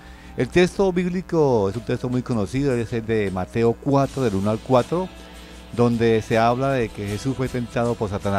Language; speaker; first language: Spanish; native; Spanish